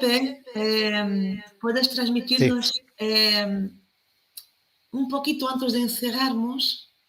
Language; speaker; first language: Spanish; non-native, fluent; Portuguese